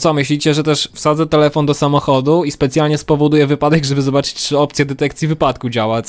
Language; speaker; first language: Polish; native; Polish